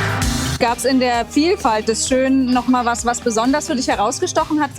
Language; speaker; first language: German; native; German